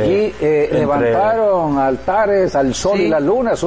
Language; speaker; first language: Spanish; native; Spanish